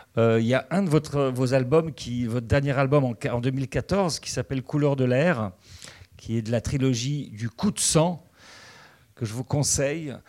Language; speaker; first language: French; native; French